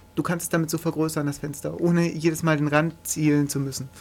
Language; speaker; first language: German; native; German